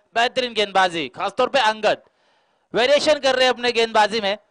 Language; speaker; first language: Hindi; non-native, local second language; Marathi